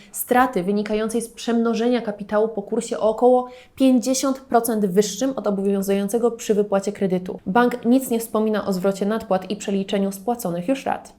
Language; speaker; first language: Polish; native; Polish